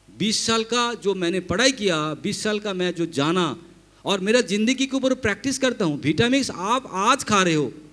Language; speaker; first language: Hindi; non-native, local second language; Bangla